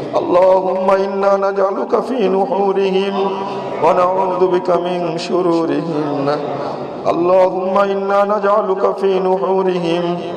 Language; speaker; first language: Arabic; non-native, fluent; Bangla